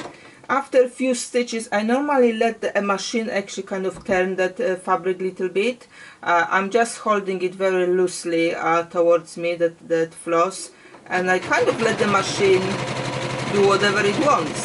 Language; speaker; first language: English; non-native, fluent; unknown